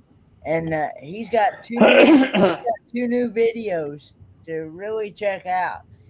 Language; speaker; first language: English; native; English